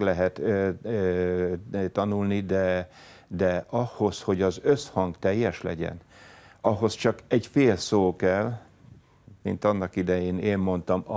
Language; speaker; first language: Hungarian; native; Hungarian